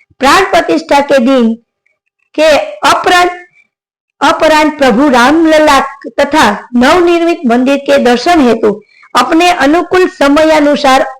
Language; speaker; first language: Hindi; non-native, local second language; Gujarati